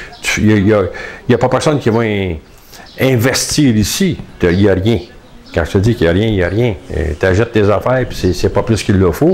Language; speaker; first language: French; native; French